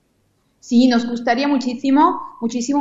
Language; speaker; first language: Spanish; non-native, fluent; Italian